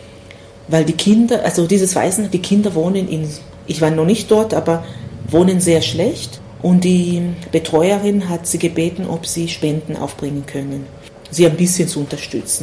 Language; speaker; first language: German; non-native, fluent; Swahili